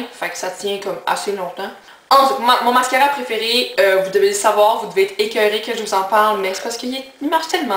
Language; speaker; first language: French; native; French